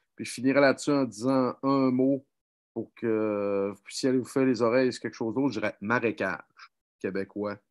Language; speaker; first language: French; native; French